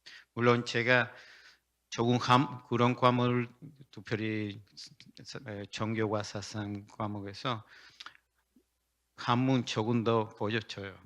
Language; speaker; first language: Korean; non-native, learner; Spanish